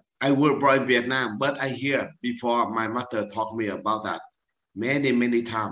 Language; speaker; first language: English; non-native, learner; Vietnamese